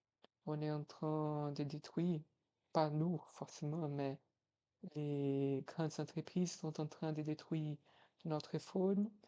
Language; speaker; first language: French; non-native, fluent; Portuguese